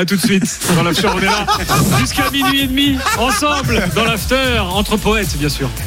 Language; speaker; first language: French; native; French